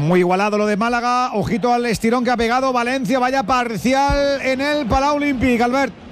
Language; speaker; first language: Spanish; native; Spanish